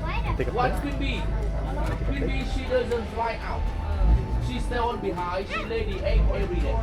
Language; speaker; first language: English; non-native, learner; Vietnamese